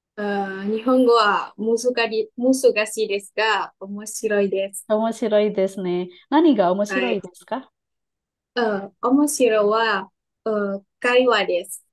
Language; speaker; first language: Japanese; non-native, learner; Indonesian